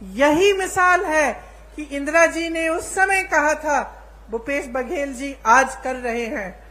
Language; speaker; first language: Hindi; native; Hindi